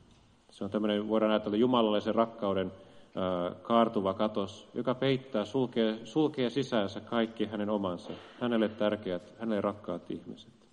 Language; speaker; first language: Finnish; native; Finnish